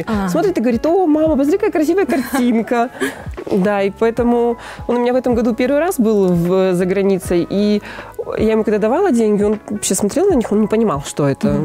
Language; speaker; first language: Russian; native; Russian